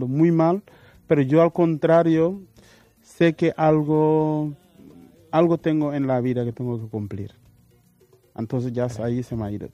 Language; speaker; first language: Spanish; non-native, fluent; Wolof